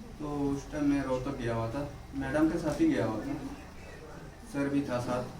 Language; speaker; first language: Hindi; non-native, local second language; Bangla